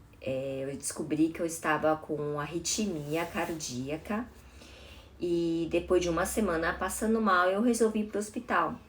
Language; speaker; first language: Portuguese; early bilingual, other home language; Chinese